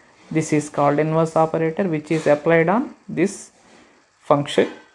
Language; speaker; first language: English; non-native, local second language; Telugu